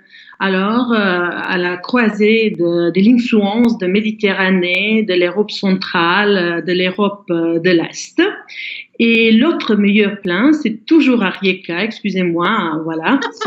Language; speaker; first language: French; non-native, fluent; Croatian